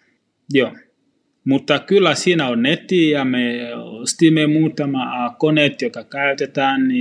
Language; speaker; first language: Finnish; non-native, fluent; Swahili